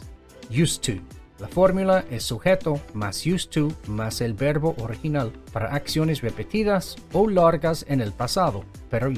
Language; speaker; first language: Spanish; non-native, fluent; English